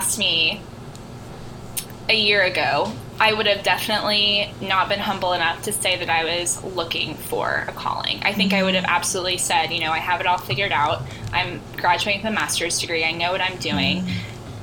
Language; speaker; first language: English; native; English